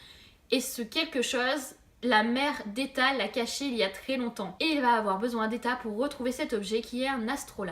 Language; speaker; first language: French; native; French